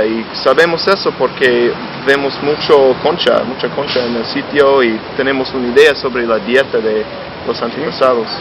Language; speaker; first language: Spanish; non-native, fluent; English